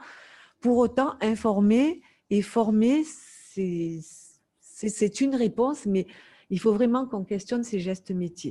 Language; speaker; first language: French; native; French